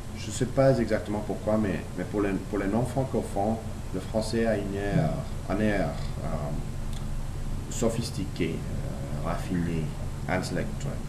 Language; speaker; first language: French; non-native, learner; English